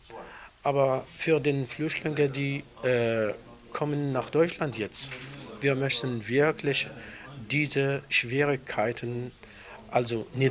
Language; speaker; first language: German; non-native, fluent; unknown